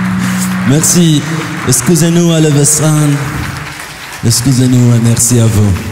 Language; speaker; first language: French; non-native, learner; Italian